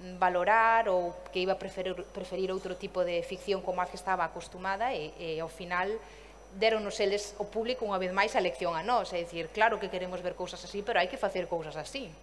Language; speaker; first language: Galician; native; Galician